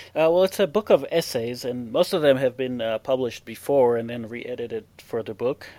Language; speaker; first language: English; non-native, fluent; Hebrew